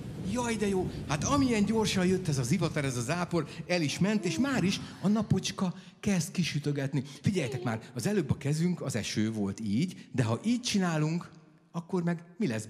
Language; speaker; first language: Hungarian; native; Hungarian